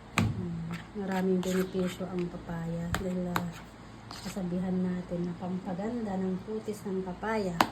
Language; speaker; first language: Filipino; non-native, local second language; Iloko